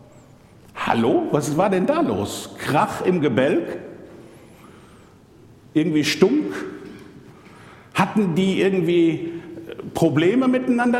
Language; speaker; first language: German; native; German